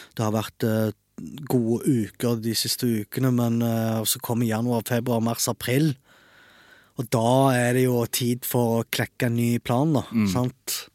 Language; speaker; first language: Norwegian; early bilingual, other home language; Arabic